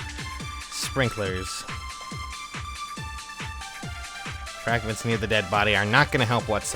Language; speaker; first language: English; native; English